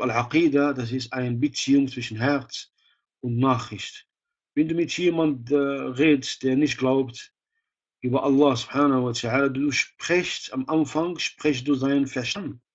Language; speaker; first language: German; non-native, fluent; Arabic